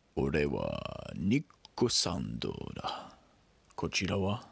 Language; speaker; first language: Japanese; non-native, learner; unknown